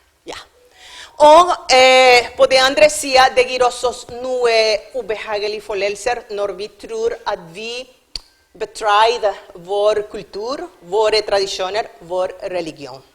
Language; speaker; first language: Norwegian; non-native, learner; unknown